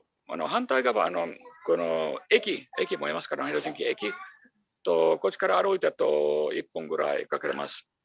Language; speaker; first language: Japanese; non-native, fluent; Finnish